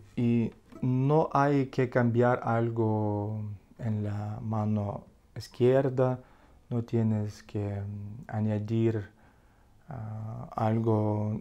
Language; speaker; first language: Spanish; non-native, learner; Russian